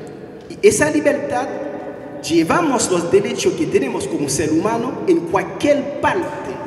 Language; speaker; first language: Spanish; non-native, fluent; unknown